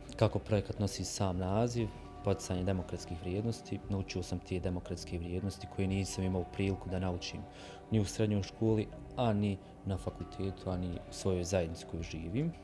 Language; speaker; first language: Bosnian; native; Bosnian